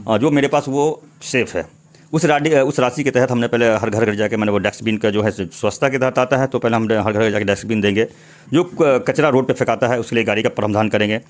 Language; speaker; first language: Hindi; native; Hindi